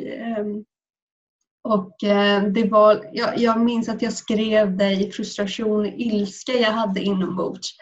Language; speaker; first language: Swedish; early bilingual, other home language; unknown